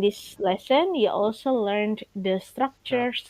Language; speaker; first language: English; non-native, fluent; Indonesian